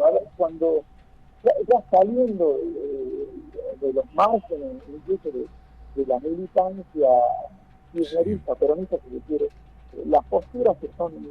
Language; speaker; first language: Spanish; native; Spanish